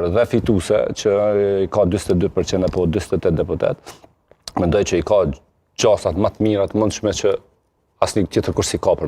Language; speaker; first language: Albanian; native; Albanian